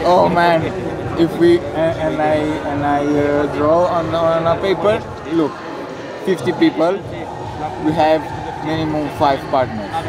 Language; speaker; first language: English; non-native, fluent; Romanian